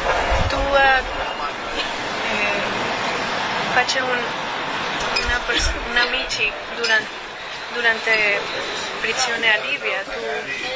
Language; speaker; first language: Italian; non-native, learner; Spanish